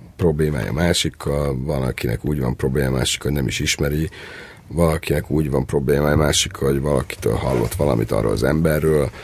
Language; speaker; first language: Hungarian; native; Hungarian